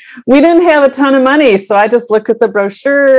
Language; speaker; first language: English; native; English